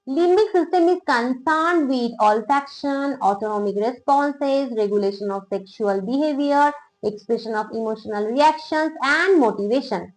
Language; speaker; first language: English; non-native, local second language; Bangla